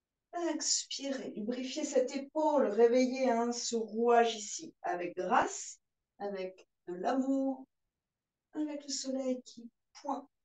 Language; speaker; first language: French; native; French